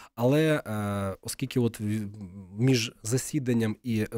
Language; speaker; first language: Ukrainian; native; Ukrainian